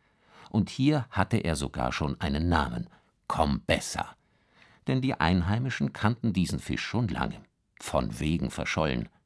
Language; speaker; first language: German; native; German